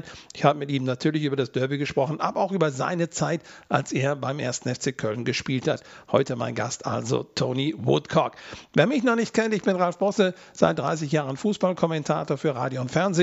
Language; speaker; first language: German; native; German